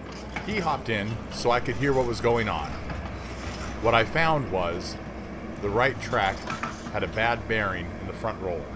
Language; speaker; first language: English; native; English